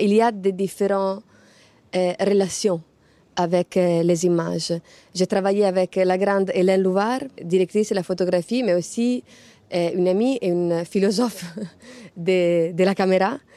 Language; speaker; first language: French; non-native, fluent; Italian